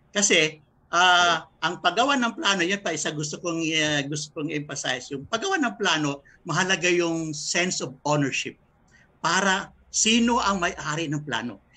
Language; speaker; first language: Filipino; native; Filipino